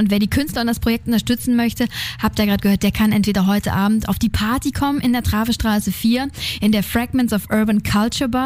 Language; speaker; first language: German; native; German